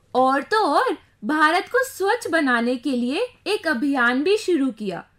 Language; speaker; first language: Hindi; native; Hindi